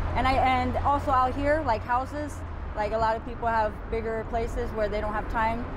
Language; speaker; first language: English; native; English